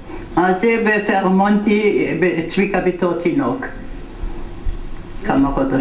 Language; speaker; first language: Hebrew; non-native, fluent; German